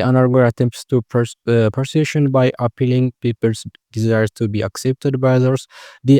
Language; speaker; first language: English; non-native, local second language; Amharic